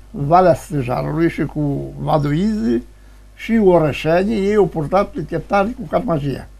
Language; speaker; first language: Romanian; native; Romanian